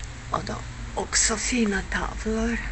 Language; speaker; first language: Swedish; non-native, learner; Russian